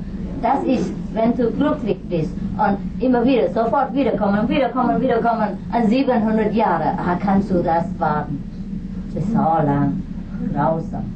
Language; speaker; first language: German; non-native, learner; Vietnamese